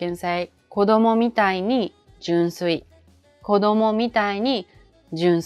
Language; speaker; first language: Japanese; native; Japanese